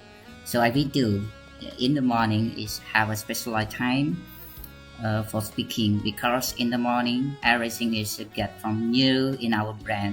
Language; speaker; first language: English; non-native, learner; Khmer